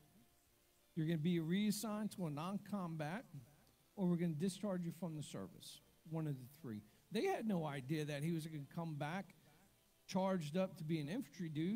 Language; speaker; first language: English; native; English